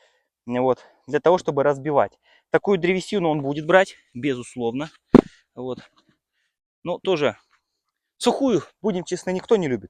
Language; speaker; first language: Russian; native; Russian